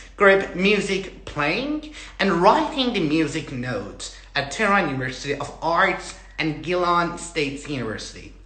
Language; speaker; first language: English; non-native, fluent; Persian